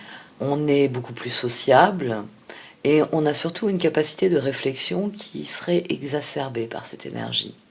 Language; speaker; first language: French; native; French